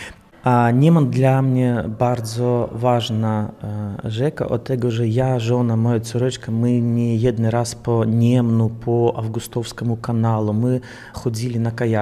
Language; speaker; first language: Polish; non-native, learner; Belarusian